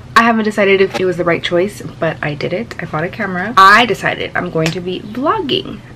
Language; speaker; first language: English; early bilingual, other home language; Spanish